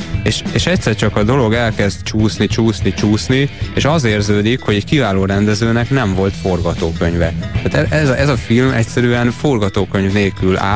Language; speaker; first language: Hungarian; native; Hungarian